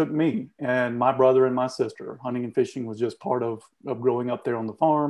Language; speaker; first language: English; native; English